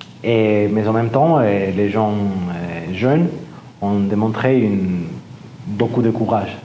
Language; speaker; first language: French; non-native, fluent; Spanish